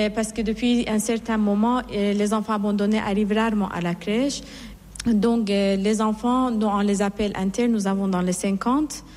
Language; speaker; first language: French; non-native, fluent; Persian